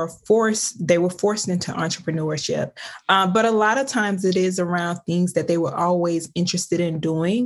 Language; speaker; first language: English; native; English